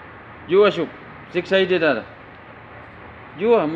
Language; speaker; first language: Arabic; non-native, learner; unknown